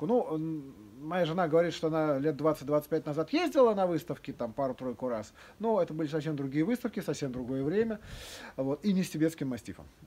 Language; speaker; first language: Russian; native; Russian